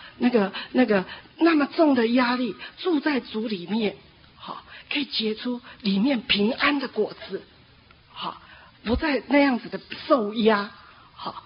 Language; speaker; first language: Chinese; native; Chinese